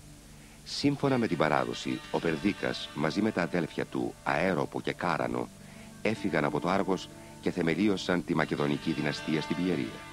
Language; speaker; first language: Greek; native; Greek